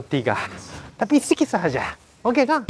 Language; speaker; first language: Indonesian; non-native, learner; Japanese